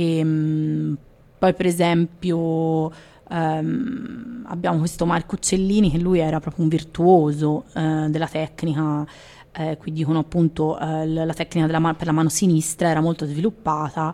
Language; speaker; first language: Italian; native; Italian